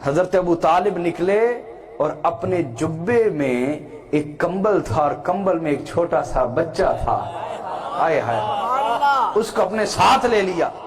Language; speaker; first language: Urdu; non-native, local second language; Punjabi